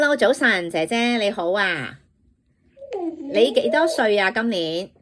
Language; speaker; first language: Cantonese; native; Cantonese